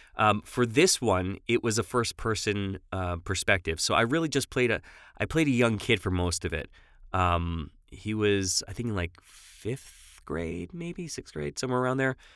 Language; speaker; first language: English; native; English